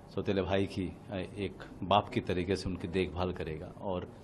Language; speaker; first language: Hindi; native; Hindi